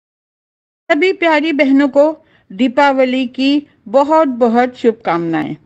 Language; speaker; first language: Hindi; native; Hindi